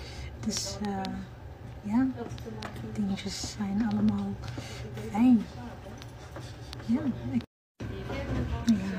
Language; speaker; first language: Dutch; non-native, learner; Somali